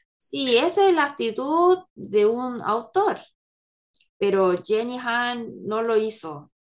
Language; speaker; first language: Spanish; non-native, fluent; Korean